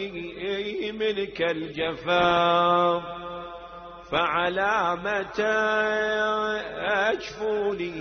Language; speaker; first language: Arabic; native; Arabic